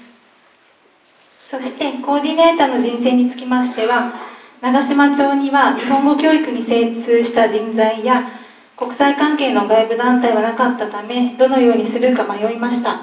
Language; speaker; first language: Japanese; native; Japanese